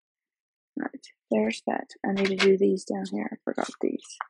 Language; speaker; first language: English; native; English